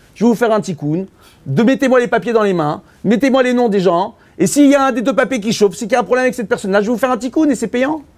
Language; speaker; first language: French; native; French